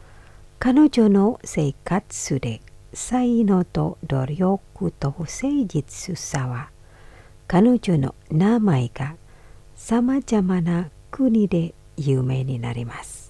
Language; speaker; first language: Japanese; non-native, fluent; Indonesian